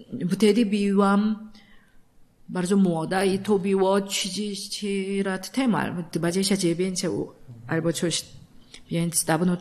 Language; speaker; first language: Polish; non-native, learner; Korean